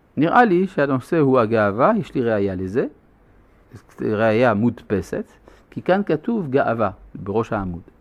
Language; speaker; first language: Hebrew; non-native, fluent; French